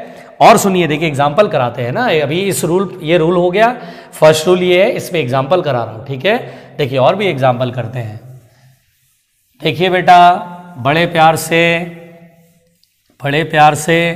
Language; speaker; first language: Hindi; native; Hindi